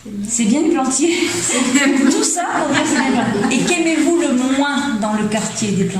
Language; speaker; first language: French; native; French